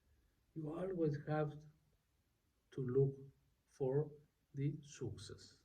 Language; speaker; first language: English; non-native, learner; Spanish